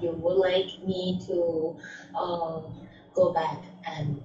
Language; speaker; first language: English; non-native, learner; Thai